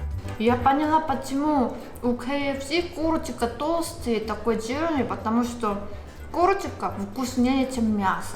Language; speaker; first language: Russian; non-native, learner; Korean